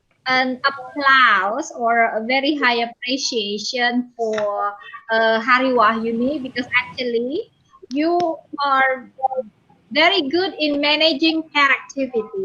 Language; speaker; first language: English; non-native, fluent; Indonesian